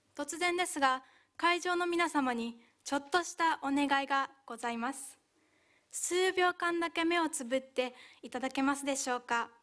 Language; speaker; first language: Japanese; early bilingual, other home language; Hungarian